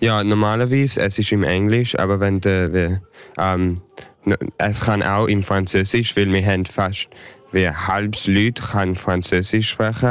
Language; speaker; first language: German; early bilingual, heritage; English